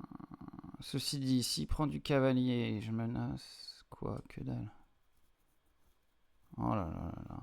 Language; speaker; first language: French; native; French